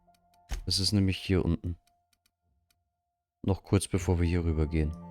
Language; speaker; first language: German; native; German